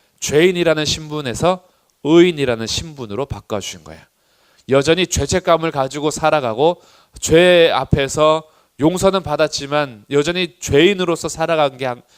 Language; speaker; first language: Korean; native; Korean